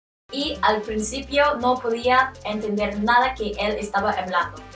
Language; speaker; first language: Spanish; non-native, learner; English